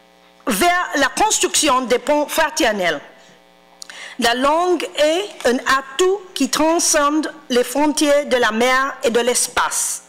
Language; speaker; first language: French; non-native, fluent; English